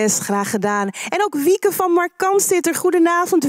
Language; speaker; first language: Dutch; native; Dutch